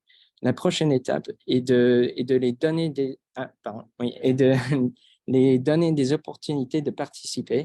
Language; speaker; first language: French; non-native, fluent; English